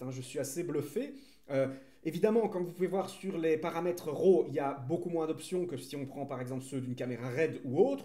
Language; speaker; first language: French; native; French